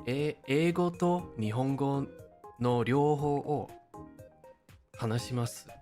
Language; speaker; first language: Japanese; non-native, learner; English